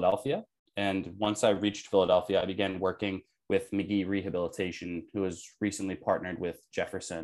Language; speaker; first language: English; native; English